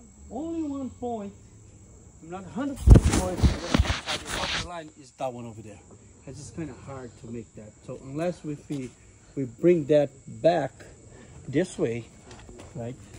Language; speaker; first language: English; non-native, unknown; Portuguese